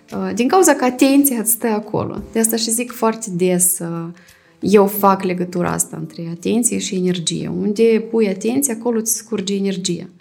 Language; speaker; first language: Romanian; native; Romanian